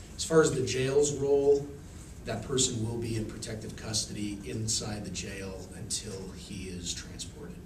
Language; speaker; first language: English; native; English